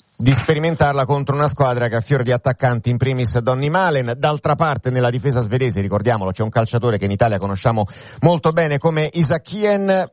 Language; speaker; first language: Italian; native; Italian